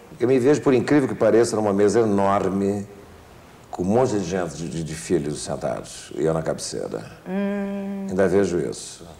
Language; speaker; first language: Portuguese; native; Portuguese